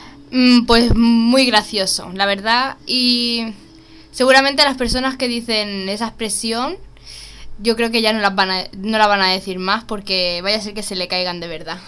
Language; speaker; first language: Spanish; native; Spanish